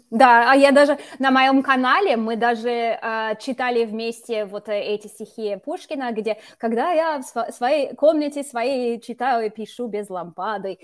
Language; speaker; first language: Russian; non-native, fluent; English